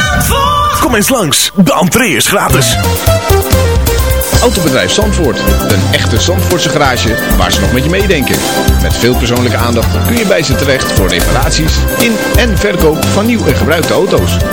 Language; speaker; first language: Dutch; native; Dutch